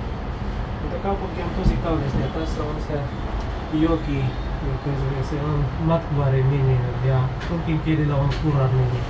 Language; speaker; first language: Finnish; non-native, fluent; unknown